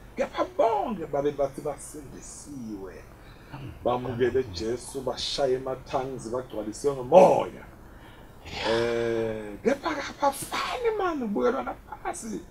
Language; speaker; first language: Zulu; non-native, local second language; Swati